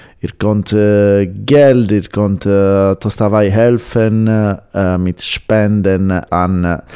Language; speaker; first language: German; non-native, learner; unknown